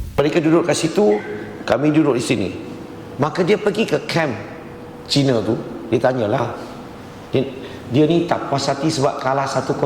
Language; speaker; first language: Malay; non-native, local second language; Chinese